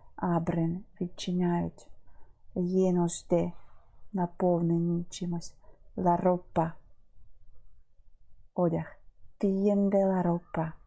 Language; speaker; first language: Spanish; non-native, fluent; Ukrainian